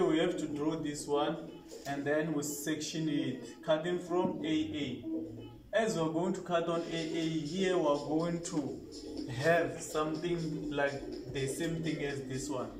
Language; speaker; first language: English; non-native, local second language; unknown